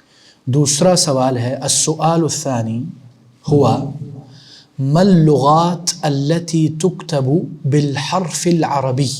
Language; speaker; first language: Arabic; non-native, fluent; Urdu